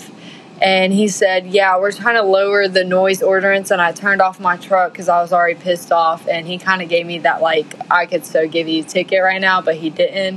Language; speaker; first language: English; native; English